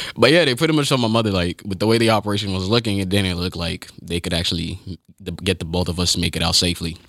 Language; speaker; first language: English; early bilingual, other home language; Haitian Creole